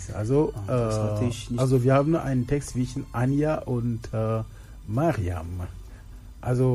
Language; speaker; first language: German; non-native, fluent; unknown